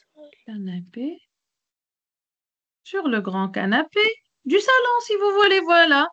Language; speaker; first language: French; non-native, local second language; Arabic